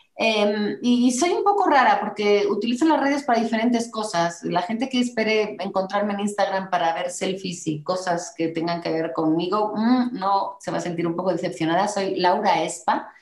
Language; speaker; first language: Spanish; native; Spanish